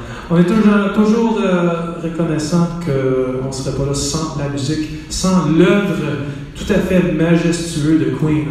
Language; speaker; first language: French; native; French